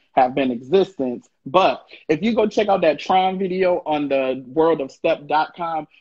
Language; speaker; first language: English; native; English